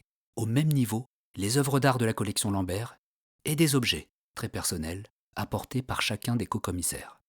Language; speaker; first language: French; native; French